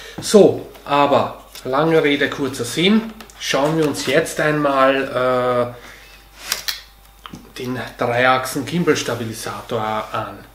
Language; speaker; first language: German; native; German